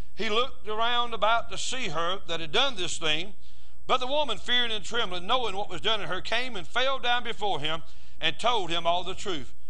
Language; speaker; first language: English; native; English